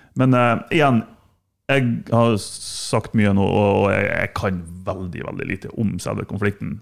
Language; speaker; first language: Norwegian; non-native, fluent; German